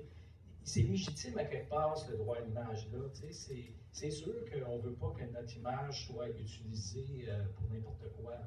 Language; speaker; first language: French; native; French